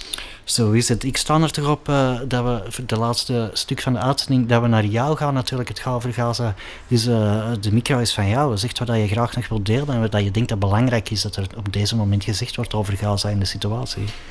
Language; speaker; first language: Dutch; native; Dutch